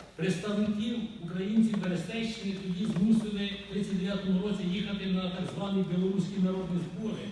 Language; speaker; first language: Ukrainian; native; Ukrainian